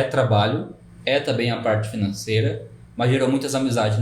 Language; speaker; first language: Portuguese; native; Portuguese